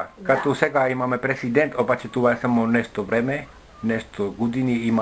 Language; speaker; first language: Bulgarian; non-native, learner; Finnish